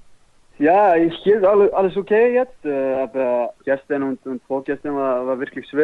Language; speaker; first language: German; non-native, learner; Icelandic